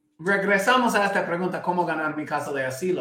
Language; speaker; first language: Spanish; non-native, fluent; English